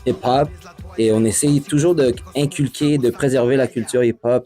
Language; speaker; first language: French; non-native, fluent; Spanish